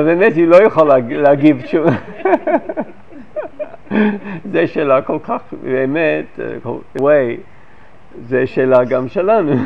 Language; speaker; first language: Hebrew; non-native, fluent; English